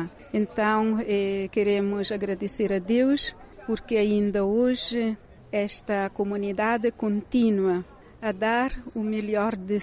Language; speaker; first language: Portuguese; non-native, local second language; Kabuverdianu